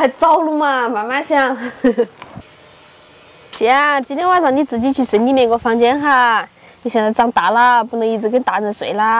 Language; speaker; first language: Chinese; native; Chinese